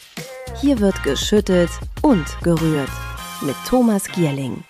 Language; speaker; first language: German; native; German